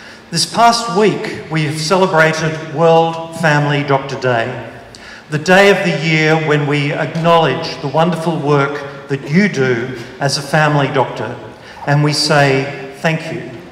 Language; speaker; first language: English; native; English